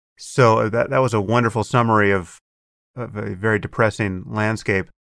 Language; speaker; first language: English; native; English